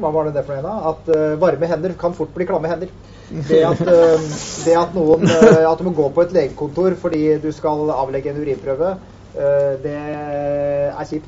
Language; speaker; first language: Norwegian; native; Norwegian